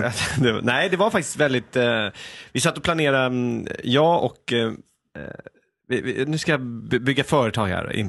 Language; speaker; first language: Swedish; native; Swedish